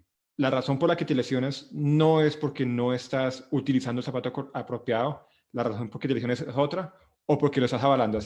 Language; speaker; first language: Spanish; native; Spanish